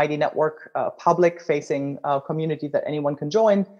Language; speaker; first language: English; non-native, fluent; German